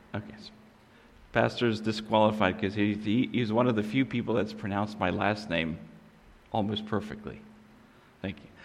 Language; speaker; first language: English; non-native, local second language; Afrikaans